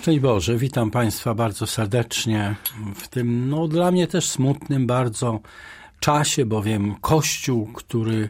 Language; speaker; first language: Polish; native; Polish